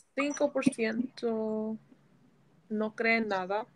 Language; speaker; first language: Spanish; early bilingual, heritage; Spanish